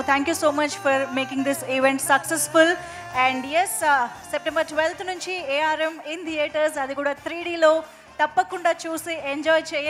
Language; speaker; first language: Telugu; native; Telugu